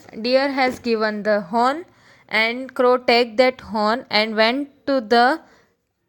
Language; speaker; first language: English; non-native, local second language; Gujarati